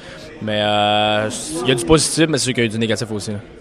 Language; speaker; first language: French; native; French